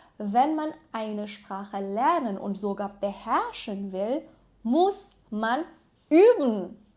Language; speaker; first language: German; non-native, fluent; Persian